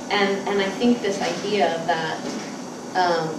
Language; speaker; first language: English; native; English